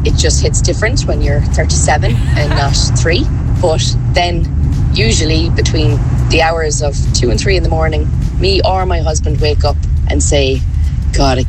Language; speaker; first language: English; native; English